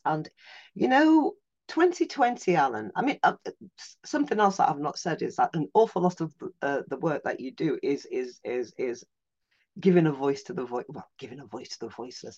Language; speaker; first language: English; native; English